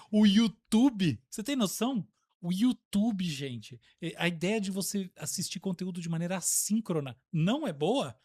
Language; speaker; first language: Portuguese; native; Portuguese